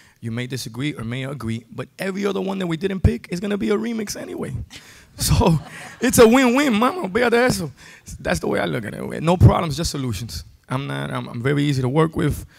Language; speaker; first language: English; early bilingual, other home language; Spanish